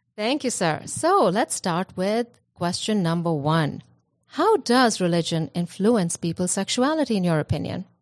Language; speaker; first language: English; non-native, local second language; Punjabi